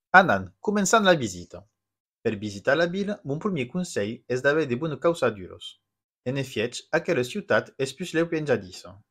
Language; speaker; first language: Occitan; non-native, local second language; French